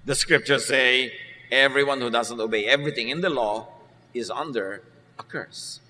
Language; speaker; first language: English; non-native, local second language; Filipino